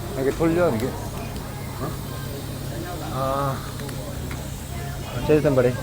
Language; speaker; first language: Korean; native; Korean